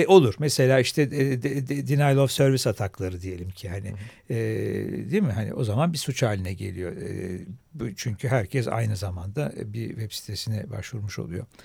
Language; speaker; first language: Turkish; native; Turkish